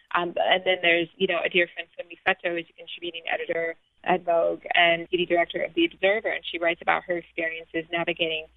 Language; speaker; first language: English; native; English